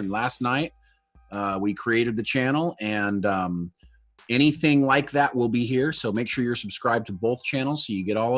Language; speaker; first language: English; native; English